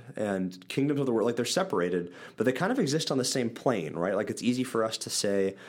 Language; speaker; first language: English; native; English